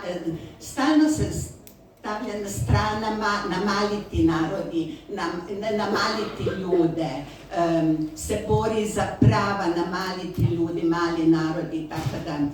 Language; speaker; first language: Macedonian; non-native, learner; Slovenian